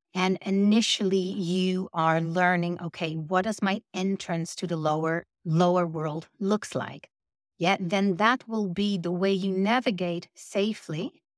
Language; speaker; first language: English; non-native, fluent; Dutch